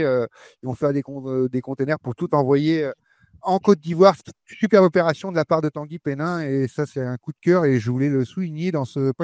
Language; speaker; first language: French; native; French